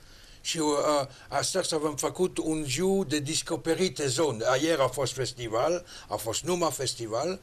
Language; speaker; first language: Romanian; non-native, learner; French